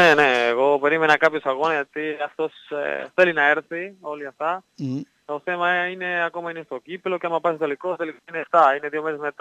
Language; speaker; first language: Greek; non-native, learner; Spanish